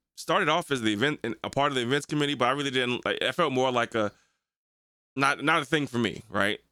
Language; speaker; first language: English; native; English